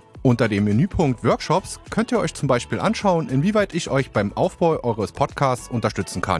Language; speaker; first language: German; native; German